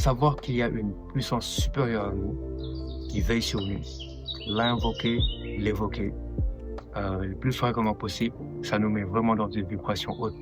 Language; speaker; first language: French; non-native, local second language; Wolof